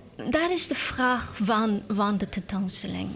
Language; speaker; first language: Dutch; non-native, learner; English